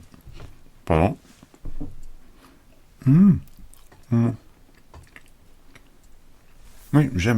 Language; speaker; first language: French; non-native, learner; English